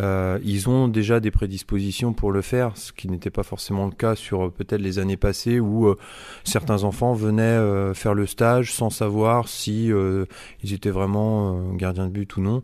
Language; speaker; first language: French; native; French